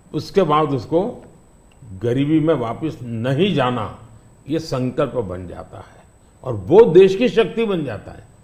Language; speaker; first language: Hindi; non-native, local second language; Gujarati